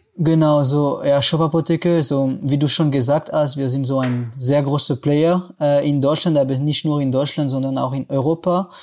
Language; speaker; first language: German; non-native, fluent; French